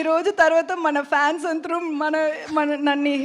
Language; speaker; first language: Telugu; non-native, learner; Tamil